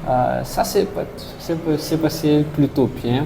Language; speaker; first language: French; non-native, local second language; Malagasy